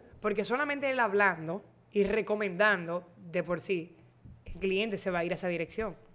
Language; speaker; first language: Spanish; native; Spanish